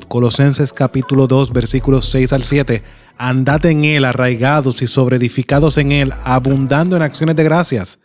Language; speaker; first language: Spanish; native; Spanish